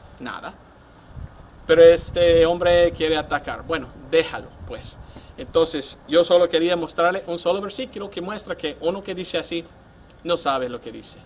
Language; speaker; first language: Spanish; non-native, fluent; English